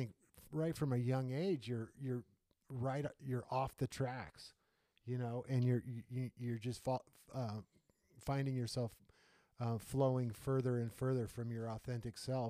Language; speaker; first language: English; native; English